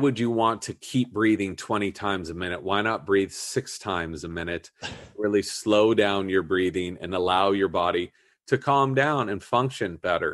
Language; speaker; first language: English; native; English